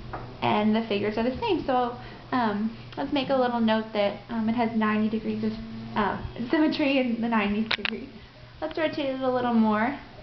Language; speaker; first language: English; native; English